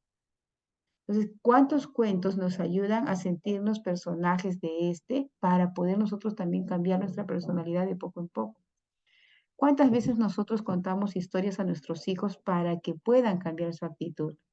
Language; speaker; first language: Spanish; native; Spanish